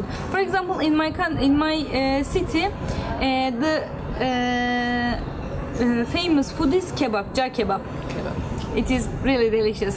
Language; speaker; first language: English; non-native, learner; Turkish